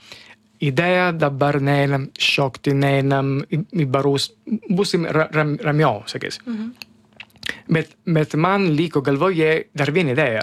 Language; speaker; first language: Lithuanian; non-native, learner; Italian